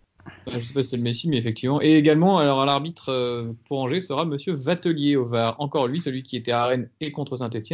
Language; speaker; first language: French; native; French